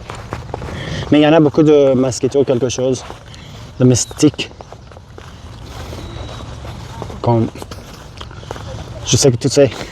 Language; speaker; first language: French; non-native, learner; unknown